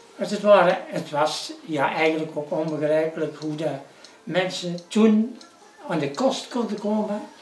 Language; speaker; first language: Dutch; native; Dutch